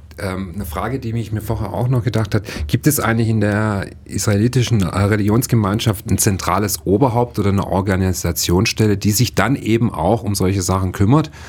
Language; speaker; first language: German; native; German